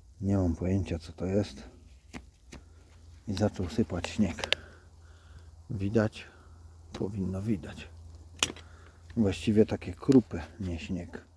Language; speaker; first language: Polish; native; Polish